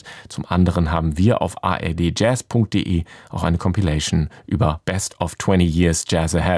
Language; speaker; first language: German; native; German